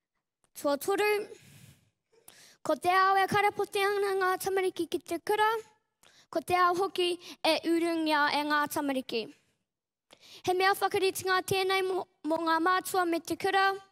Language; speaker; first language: Māori; non-native, local second language; English